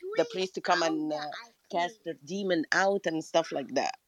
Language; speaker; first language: English; non-native, fluent; Arabic